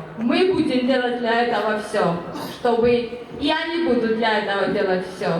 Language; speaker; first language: Russian; non-native, fluent; Georgian